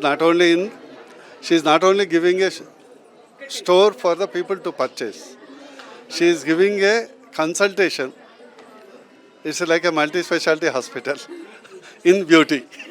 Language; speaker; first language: English; non-native, local second language; Telugu